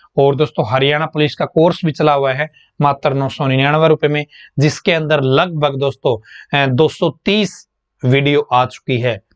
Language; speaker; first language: Hindi; native; Hindi